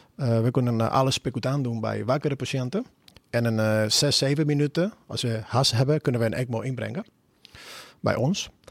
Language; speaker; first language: Dutch; non-native, fluent; Spanish